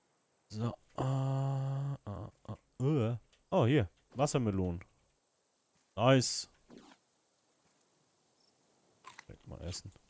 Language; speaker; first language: German; native; German